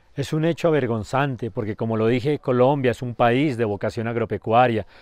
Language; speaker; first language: Spanish; native; Spanish